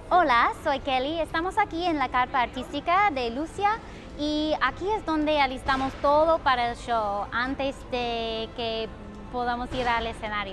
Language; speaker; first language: Spanish; non-native, fluent; English